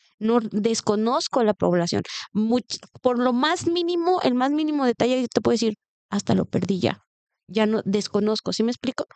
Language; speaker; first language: Spanish; native; Spanish